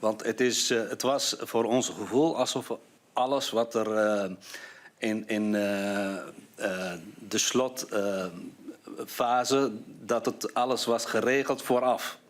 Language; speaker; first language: Dutch; non-native, fluent; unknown